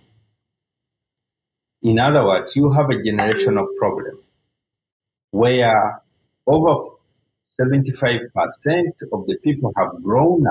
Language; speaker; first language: English; non-native, local second language; Ganda